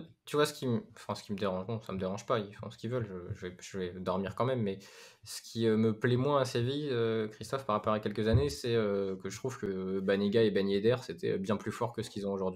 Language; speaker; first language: French; native; French